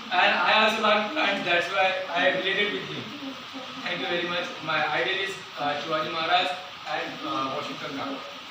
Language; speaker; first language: English; non-native, local second language; Marathi